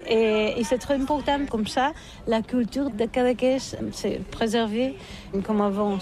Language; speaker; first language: French; non-native, learner; Catalan